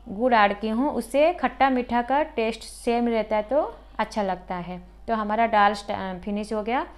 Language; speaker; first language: Hindi; non-native, local second language; Odia